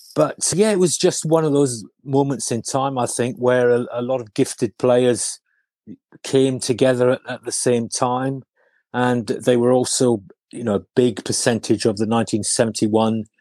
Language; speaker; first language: English; native; English